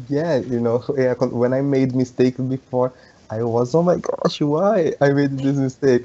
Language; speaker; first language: English; non-native, learner; Portuguese